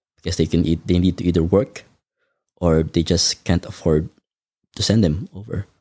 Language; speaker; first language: English; non-native, local second language; Filipino